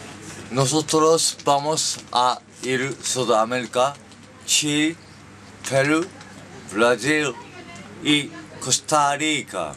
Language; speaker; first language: Spanish; non-native, learner; Japanese